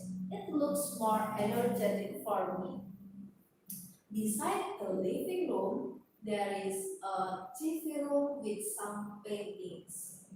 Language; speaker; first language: English; non-native, learner; Indonesian